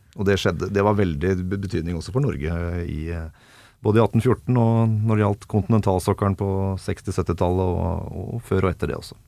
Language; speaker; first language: Norwegian; native; Norwegian